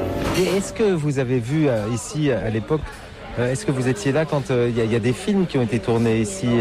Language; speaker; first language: French; native; French